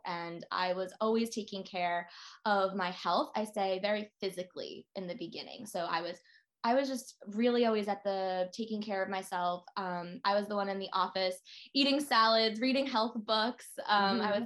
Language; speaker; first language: English; native; English